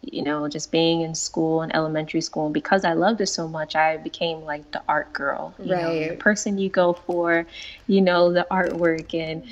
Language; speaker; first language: English; native; English